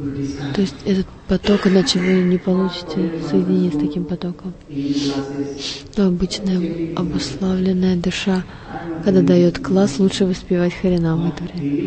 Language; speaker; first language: Russian; non-native, learner; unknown